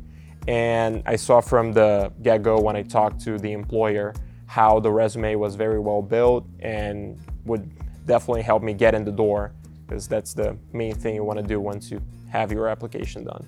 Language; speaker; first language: English; non-native, fluent; Portuguese